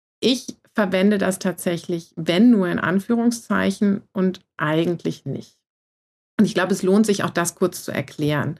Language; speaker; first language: German; native; German